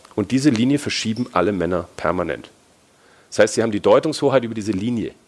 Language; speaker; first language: German; native; German